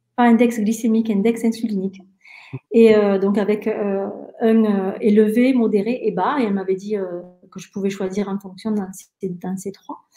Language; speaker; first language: French; early bilingual, other home language; Spanish